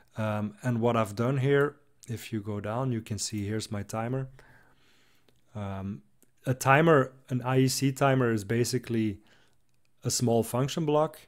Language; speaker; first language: English; non-native, fluent; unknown